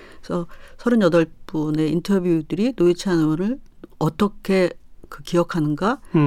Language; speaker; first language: Korean; native; Korean